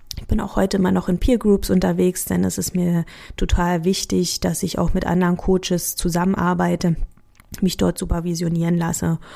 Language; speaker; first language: German; native; German